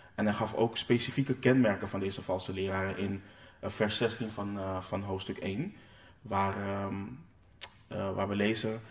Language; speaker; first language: Dutch; non-native, local second language; Papiamento